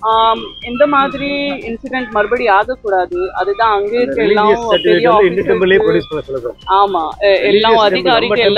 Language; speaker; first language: Tamil; non-native, fluent; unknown